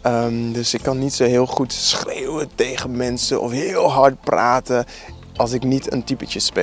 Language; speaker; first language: Dutch; non-native, fluent; English